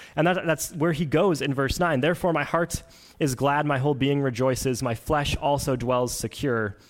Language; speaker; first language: English; native; English